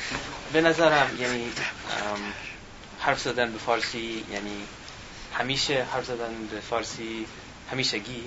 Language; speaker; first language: Persian; non-native, learner; English